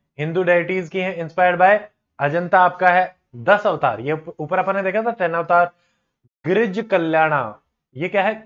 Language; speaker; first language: Hindi; native; Hindi